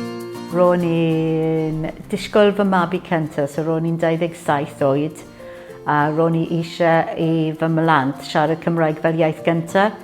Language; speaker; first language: Welsh; non-native, local second language; English